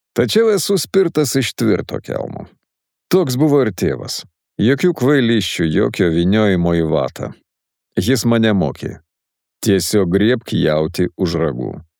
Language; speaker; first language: Lithuanian; native; Lithuanian